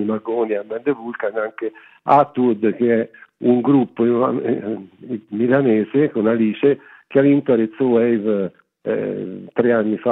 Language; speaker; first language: Italian; native; Italian